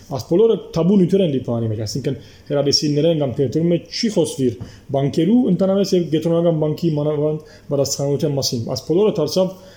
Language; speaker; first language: Armenian; early bilingual, heritage; Armenian